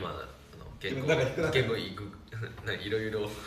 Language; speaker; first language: Japanese; non-native, fluent; Chinese